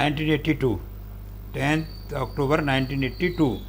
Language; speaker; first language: English; non-native, local second language; Hindi